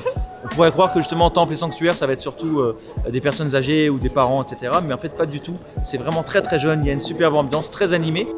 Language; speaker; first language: French; native; French